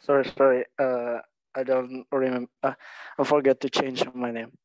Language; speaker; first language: English; non-native, learner; Indonesian